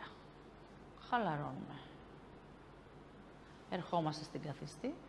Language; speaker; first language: Greek; native; Greek